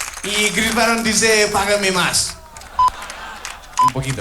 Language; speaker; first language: Spanish; non-native, learner; English